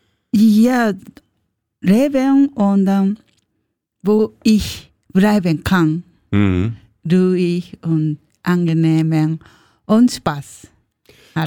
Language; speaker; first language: German; non-native, learner; Japanese